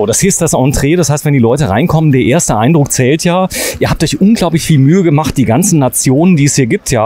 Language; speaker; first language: German; native; German